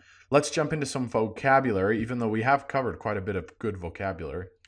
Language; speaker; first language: English; native; English